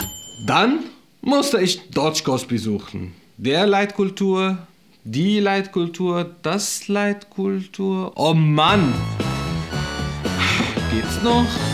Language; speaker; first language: German; non-native, fluent; Arabic